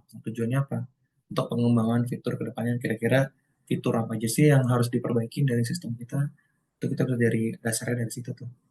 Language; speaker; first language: Indonesian; native; Indonesian